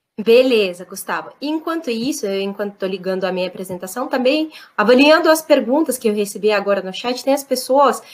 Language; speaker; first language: Portuguese; non-native, fluent; Russian